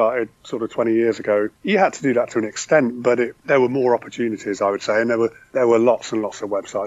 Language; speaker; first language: English; native; English